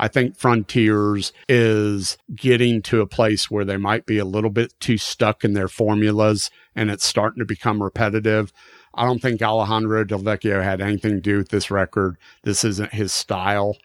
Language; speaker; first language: English; native; English